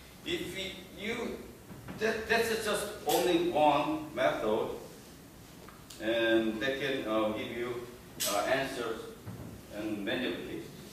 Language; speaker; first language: English; non-native, fluent; Korean